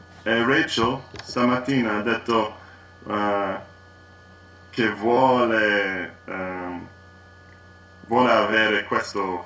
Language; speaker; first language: Italian; non-native, learner; English